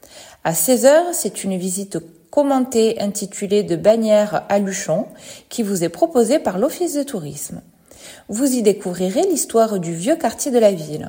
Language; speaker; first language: French; native; French